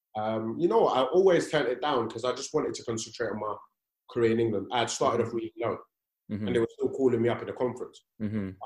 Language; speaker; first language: English; native; English